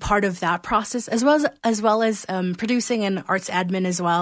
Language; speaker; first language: English; non-native, local second language; Filipino